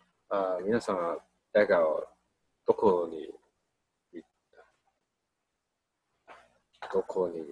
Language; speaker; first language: Japanese; non-native, learner; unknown